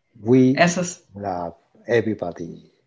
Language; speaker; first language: English; non-native, learner; Japanese